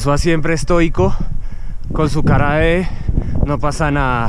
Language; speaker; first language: Spanish; native; Spanish